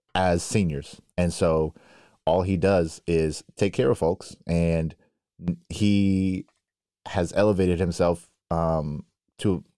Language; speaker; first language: English; native; English